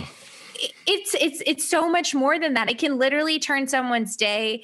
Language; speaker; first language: English; native; English